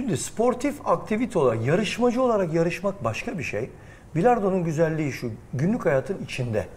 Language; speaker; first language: Turkish; native; Turkish